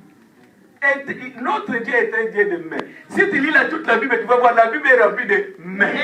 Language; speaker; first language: French; non-native, local second language; Lingala